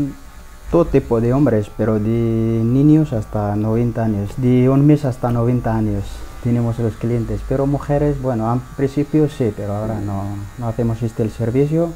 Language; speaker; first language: Spanish; non-native, learner; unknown